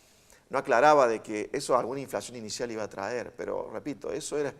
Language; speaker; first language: Spanish; native; Spanish